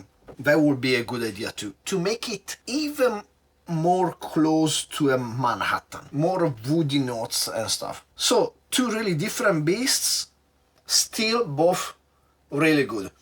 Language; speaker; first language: English; non-native, fluent; Italian